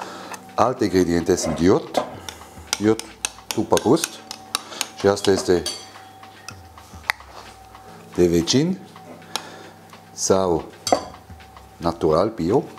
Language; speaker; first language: Romanian; non-native, learner; German